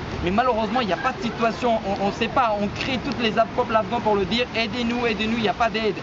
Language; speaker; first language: French; non-native, fluent; Persian